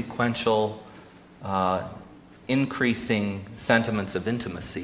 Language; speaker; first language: English; native; English